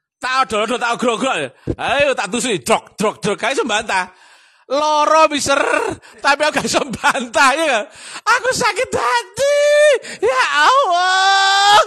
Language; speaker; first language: Indonesian; non-native, local second language; Javanese